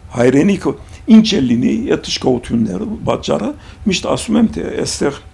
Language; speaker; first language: Armenian; early bilingual, heritage; Armenian